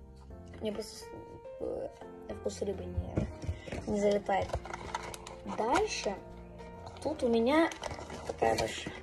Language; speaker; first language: Russian; early bilingual, heritage; Russian